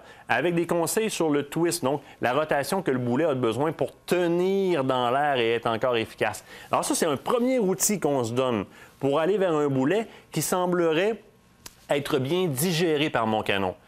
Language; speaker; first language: French; native; French